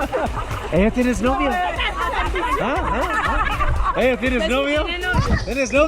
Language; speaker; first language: Spanish; non-native, learner; English